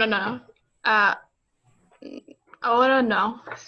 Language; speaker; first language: Spanish; non-native, learner; English